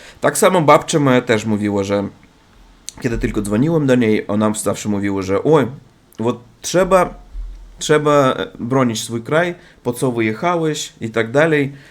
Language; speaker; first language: Polish; non-native, learner; Russian